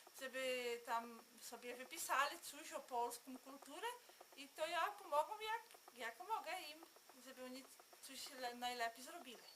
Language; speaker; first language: Polish; early bilingual, heritage; Polish